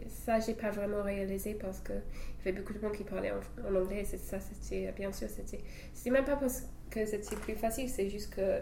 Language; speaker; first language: French; non-native, fluent; English